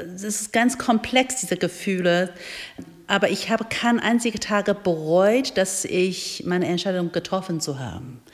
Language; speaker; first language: German; non-native, fluent; Chinese